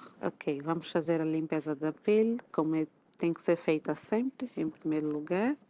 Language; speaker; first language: Portuguese; native; Portuguese